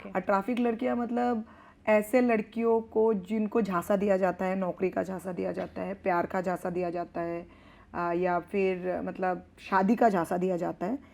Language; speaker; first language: Hindi; non-native, local second language; Bangla